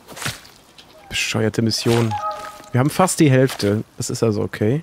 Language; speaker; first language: German; native; German